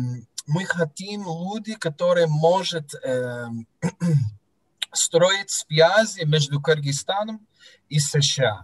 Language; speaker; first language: Russian; non-native, fluent; English